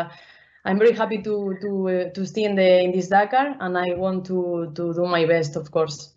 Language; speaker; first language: English; non-native, learner; Spanish